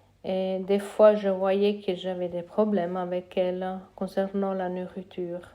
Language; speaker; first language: French; non-native, fluent; Italian